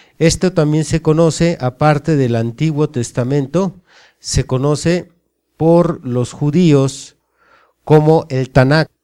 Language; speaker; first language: Spanish; native; Spanish